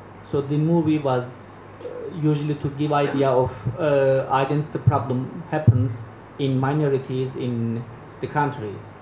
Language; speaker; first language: English; non-native, fluent; Turkish